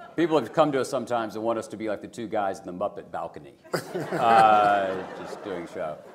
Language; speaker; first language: English; native; English